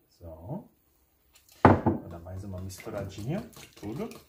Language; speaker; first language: Portuguese; non-native, learner; German